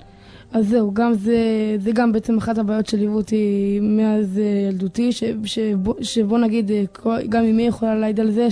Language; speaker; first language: Hebrew; native; Hebrew